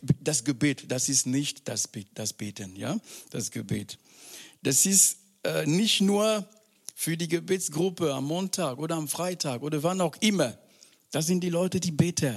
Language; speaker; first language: German; non-native, fluent; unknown